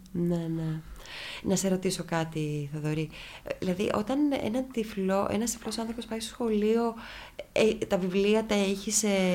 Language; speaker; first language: Greek; native; Greek